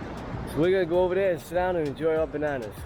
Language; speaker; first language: English; native; English